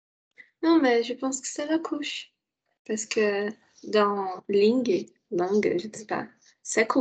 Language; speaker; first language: French; non-native, learner; Portuguese